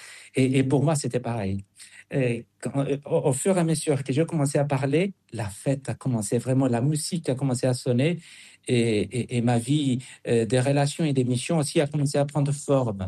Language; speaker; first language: French; non-native, fluent; Spanish